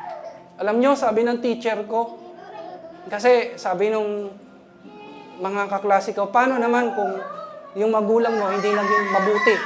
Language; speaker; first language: Filipino; native; Filipino